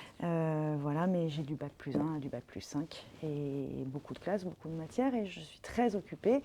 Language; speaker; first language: French; native; French